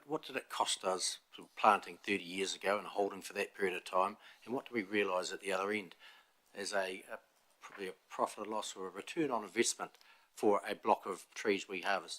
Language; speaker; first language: English; native; English